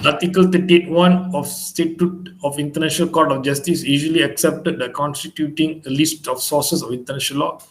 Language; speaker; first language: English; non-native, local second language; Malay